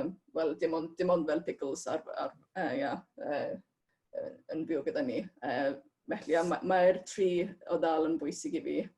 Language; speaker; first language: Welsh; non-native, fluent; Estonian